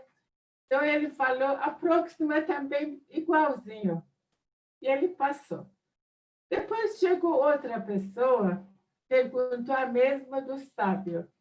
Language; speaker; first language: Portuguese; non-native, fluent; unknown